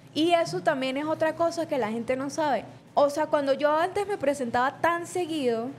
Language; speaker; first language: Spanish; native; Spanish